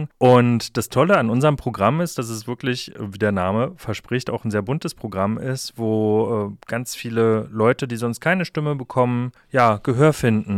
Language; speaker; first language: German; native; German